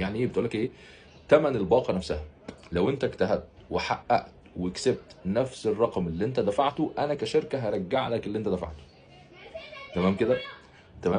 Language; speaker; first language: Arabic; native; Arabic